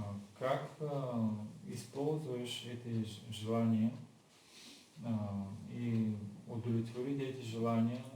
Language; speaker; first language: Russian; non-native, learner; Bulgarian